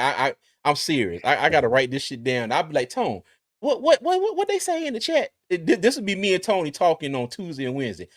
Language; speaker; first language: English; native; English